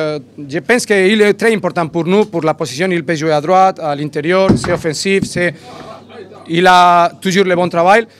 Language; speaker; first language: French; non-native, learner; Spanish